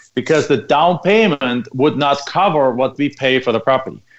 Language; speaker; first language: English; non-native, fluent; German